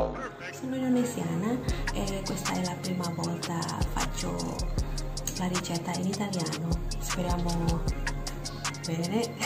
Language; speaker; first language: Italian; non-native, learner; Indonesian